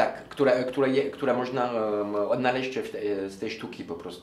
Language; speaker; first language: Polish; non-native, learner; French